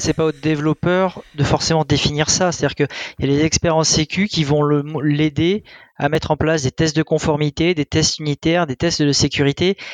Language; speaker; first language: French; native; French